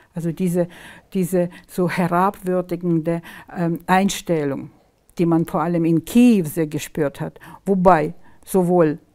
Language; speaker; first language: German; non-native, fluent; Ukrainian